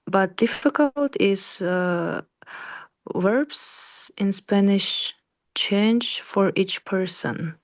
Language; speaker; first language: English; non-native, learner; Russian